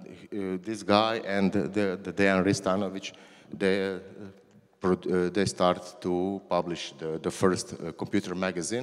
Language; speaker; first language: English; non-native, learner; Croatian